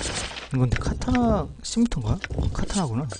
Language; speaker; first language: Korean; native; Korean